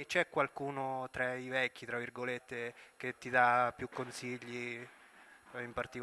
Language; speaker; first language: Italian; native; Italian